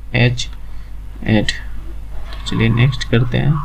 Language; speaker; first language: Hindi; native; Hindi